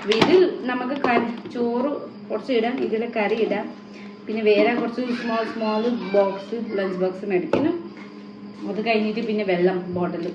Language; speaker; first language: Malayalam; non-native, learner; Nepali